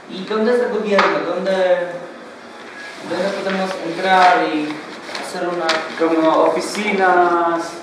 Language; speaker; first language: Spanish; non-native, learner; Polish